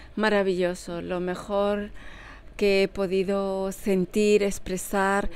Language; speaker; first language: Spanish; early bilingual, heritage; Spanish